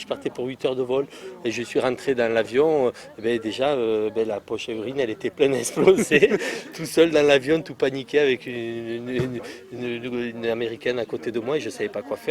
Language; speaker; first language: French; native; French